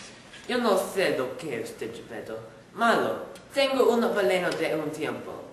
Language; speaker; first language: Spanish; non-native, learner; English